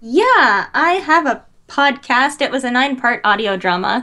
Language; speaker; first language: English; native; English